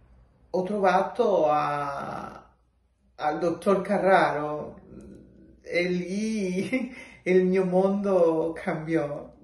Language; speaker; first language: Italian; non-native, local second language; Spanish